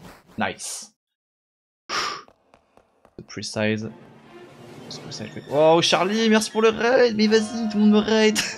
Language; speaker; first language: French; native; French